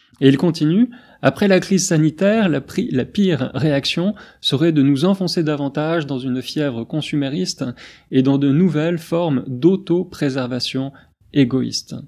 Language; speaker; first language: French; native; French